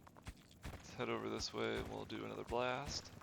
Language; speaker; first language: English; native; English